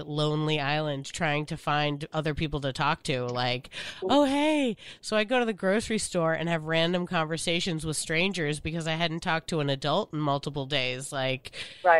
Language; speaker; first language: English; native; English